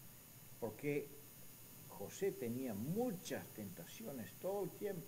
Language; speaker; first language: Spanish; non-native, fluent; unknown